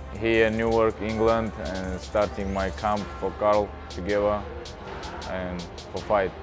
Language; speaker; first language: English; non-native, learner; Russian